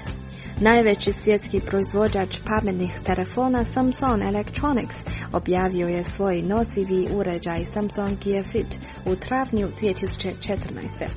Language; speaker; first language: Croatian; native; Croatian